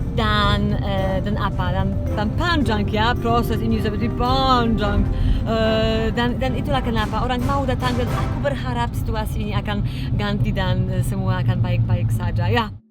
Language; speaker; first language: Indonesian; non-native, fluent; Polish